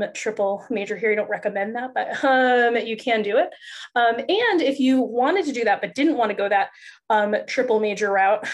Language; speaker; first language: English; native; English